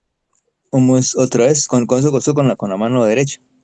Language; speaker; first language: Spanish; native; Spanish